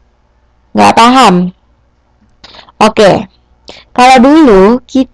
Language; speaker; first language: Indonesian; native; Indonesian